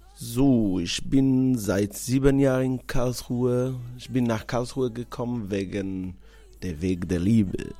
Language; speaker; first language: German; non-native, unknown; Portuguese